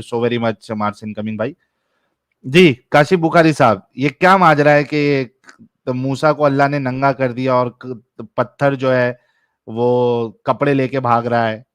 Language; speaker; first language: Hindi; native; Hindi